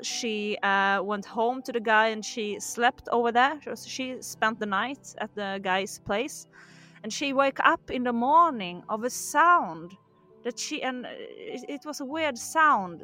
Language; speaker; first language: English; non-native, fluent; Swedish